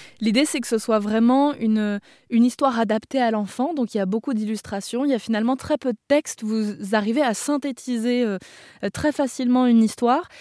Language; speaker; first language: French; native; French